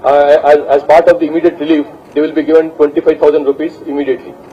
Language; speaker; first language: English; non-native, local second language; Telugu